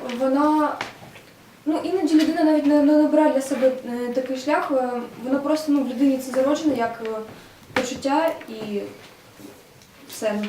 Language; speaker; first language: Ukrainian; non-native, local second language; Russian